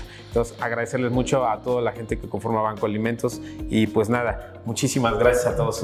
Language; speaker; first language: Spanish; native; Spanish